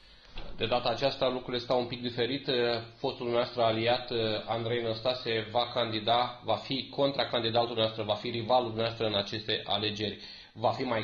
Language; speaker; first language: Romanian; native; Romanian